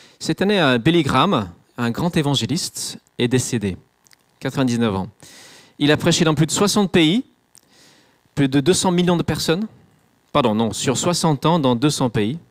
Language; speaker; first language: French; non-native, fluent; English